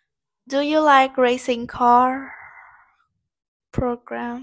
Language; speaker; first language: English; non-native, learner; Vietnamese